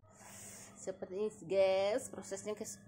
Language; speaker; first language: Indonesian; non-native, local second language; Javanese